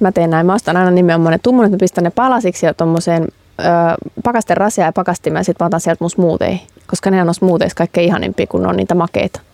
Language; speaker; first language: Finnish; native; Finnish